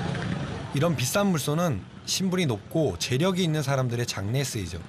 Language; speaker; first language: Korean; native; Korean